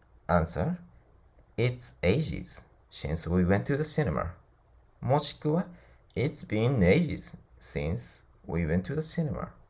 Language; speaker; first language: English; non-native, fluent; Japanese